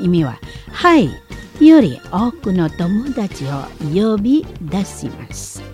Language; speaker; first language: Japanese; non-native, learner; Indonesian